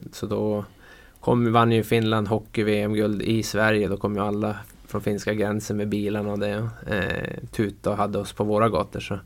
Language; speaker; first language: Swedish; native; Swedish